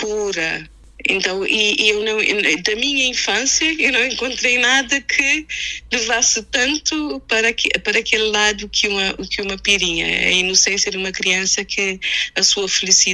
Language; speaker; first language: Portuguese; non-native, local second language; Kabuverdianu